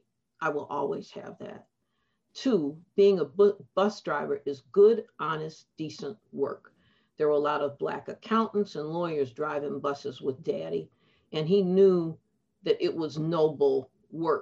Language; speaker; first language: English; native; English